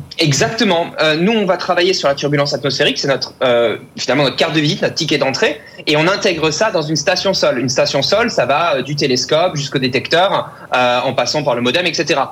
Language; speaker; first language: French; native; French